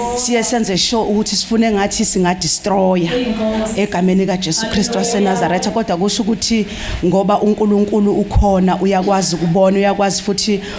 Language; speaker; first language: Zulu; native; Zulu